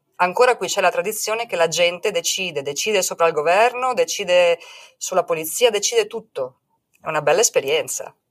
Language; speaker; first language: Italian; native; Italian